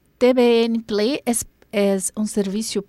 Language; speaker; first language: Spanish; non-native, fluent; Portuguese